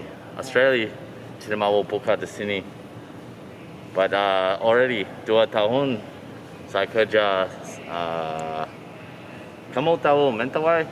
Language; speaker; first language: Indonesian; non-native, learner; English